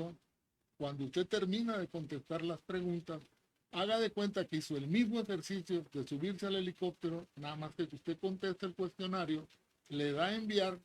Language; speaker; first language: Spanish; native; Spanish